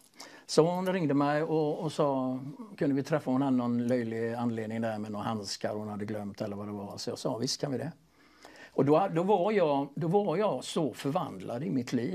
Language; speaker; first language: Swedish; native; Swedish